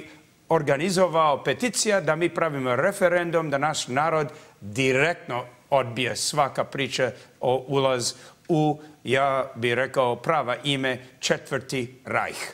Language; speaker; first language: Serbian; early bilingual, heritage; English